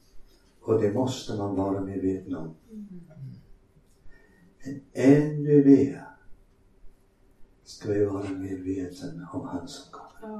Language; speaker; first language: Swedish; non-native, fluent; English